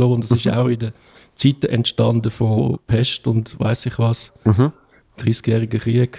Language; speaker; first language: German; native; German